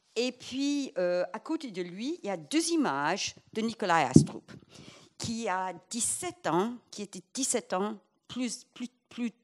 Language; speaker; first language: French; non-native, fluent; English